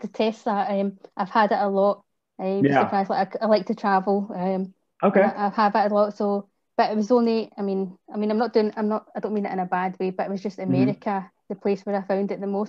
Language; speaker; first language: English; native; English